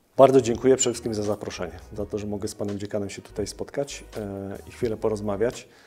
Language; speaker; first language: Polish; native; Polish